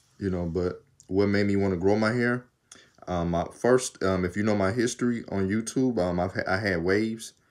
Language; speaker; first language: English; native; English